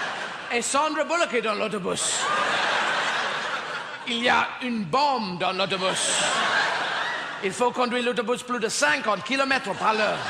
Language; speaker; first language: French; non-native, learner; English